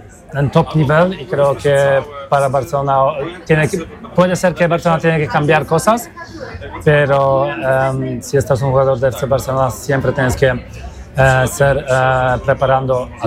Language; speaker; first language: Spanish; non-native, learner; Polish